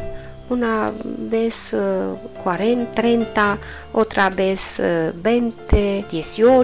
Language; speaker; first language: Spanish; non-native, learner; Romanian